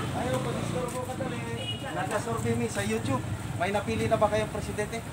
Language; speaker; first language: Filipino; non-native, local second language; Iloko